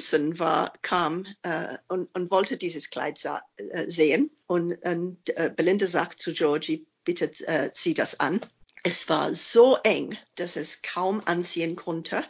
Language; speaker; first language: German; non-native, fluent; English